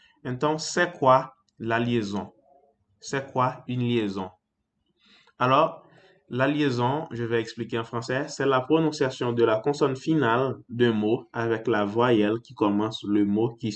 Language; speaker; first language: French; non-native, fluent; Portuguese